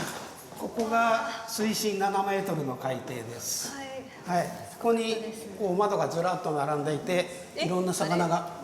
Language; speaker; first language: Japanese; native; Japanese